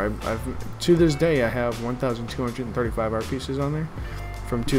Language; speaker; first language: English; native; English